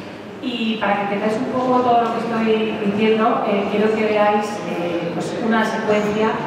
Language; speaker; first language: Spanish; native; Spanish